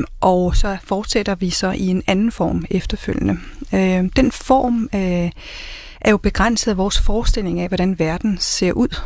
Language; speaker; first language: Danish; early bilingual, other home language; Spanish